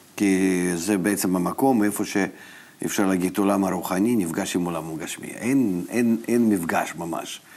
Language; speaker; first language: Hebrew; non-native, fluent; Russian